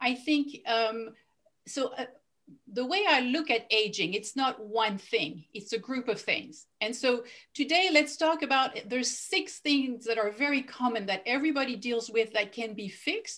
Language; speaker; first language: English; non-native, fluent; French